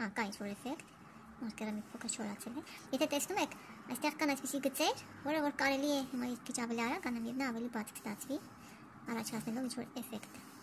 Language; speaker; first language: Armenian; early bilingual, heritage; Armenian